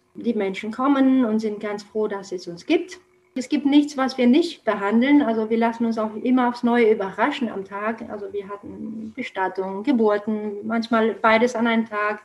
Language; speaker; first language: German; non-native, fluent; Romanian